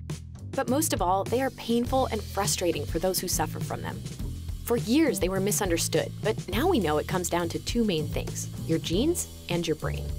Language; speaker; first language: English; native; English